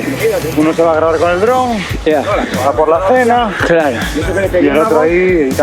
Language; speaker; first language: Spanish; native; Spanish